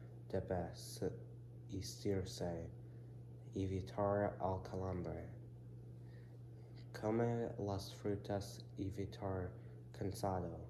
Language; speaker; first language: Spanish; non-native, learner; English